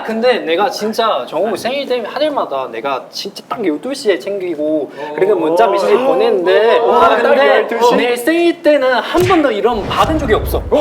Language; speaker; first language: Korean; non-native, fluent; Chinese